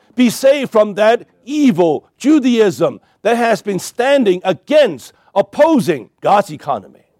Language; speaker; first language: English; non-native, local second language; Cantonese